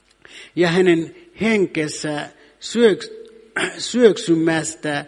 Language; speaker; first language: Finnish; non-native, fluent; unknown